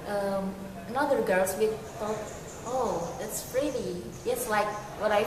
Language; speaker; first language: English; non-native, learner; Indonesian